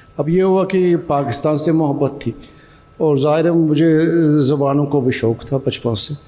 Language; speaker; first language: Urdu; non-native, fluent; Turkish